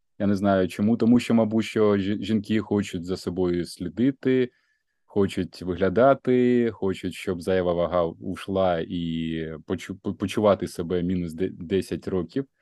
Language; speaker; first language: Ukrainian; non-native, local second language; Russian